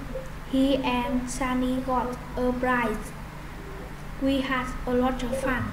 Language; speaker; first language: English; non-native, learner; Vietnamese